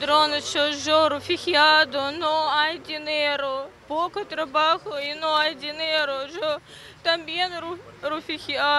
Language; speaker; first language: Spanish; non-native, learner; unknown